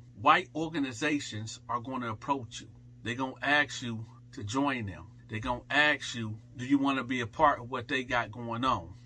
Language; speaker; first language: English; native; English